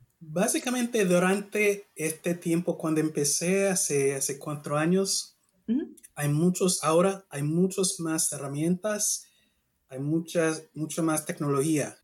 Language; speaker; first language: Spanish; non-native, learner; English